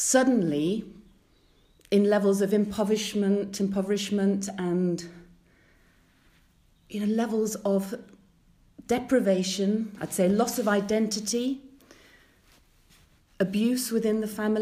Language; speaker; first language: English; native; English